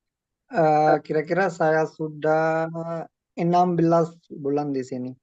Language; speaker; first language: Indonesian; non-native, learner; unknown